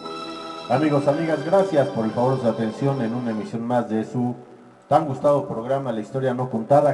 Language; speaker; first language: Spanish; native; Spanish